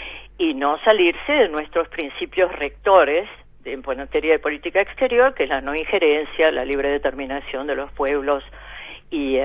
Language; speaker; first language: Spanish; native; Spanish